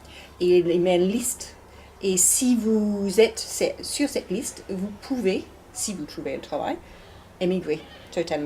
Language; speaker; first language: French; non-native, learner; English